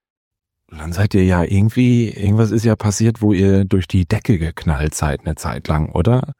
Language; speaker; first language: German; native; German